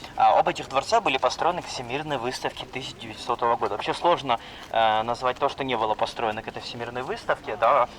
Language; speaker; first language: Russian; native; Russian